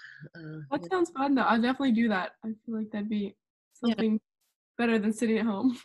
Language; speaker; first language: English; native; English